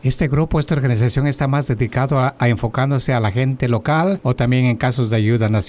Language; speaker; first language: Spanish; native; Spanish